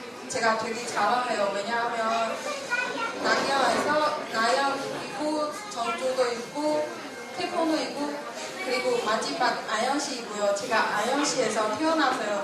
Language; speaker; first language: Korean; non-native, fluent; Chinese